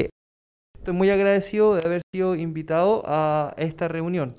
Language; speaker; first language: Spanish; native; Spanish